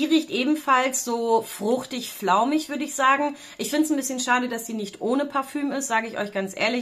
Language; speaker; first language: German; native; German